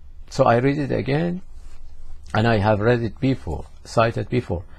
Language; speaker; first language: English; non-native, fluent; Persian